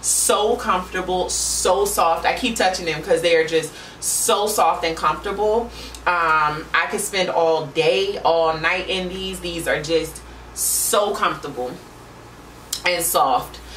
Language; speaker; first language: English; native; English